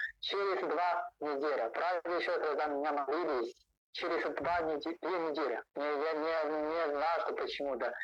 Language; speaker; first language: Russian; non-native, learner; Chinese